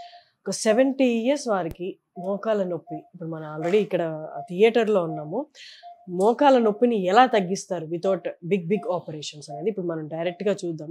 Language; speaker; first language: Telugu; native; Telugu